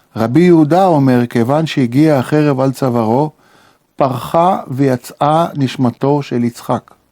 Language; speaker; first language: Hebrew; native; Hebrew